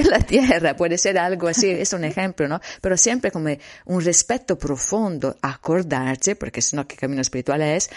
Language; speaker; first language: Spanish; non-native, fluent; Italian